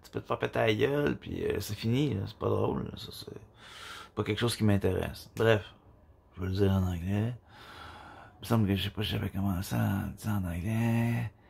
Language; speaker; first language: French; native; French